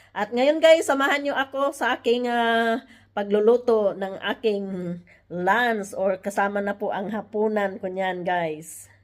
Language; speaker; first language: Filipino; non-native, local second language; Cebuano